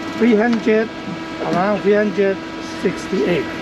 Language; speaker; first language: English; non-native, local second language; Cantonese